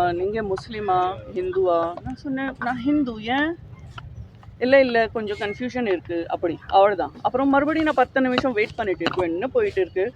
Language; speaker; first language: Tamil; non-native, fluent; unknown